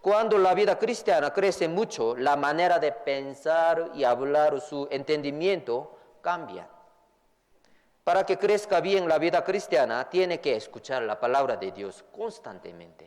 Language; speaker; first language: Spanish; non-native, fluent; Korean